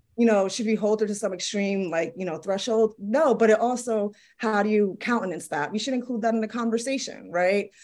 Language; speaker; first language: English; native; English